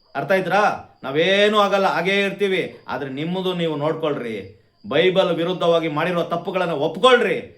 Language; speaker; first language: Kannada; non-native, local second language; Konkani